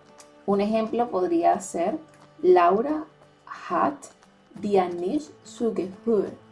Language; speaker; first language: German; non-native, fluent; Spanish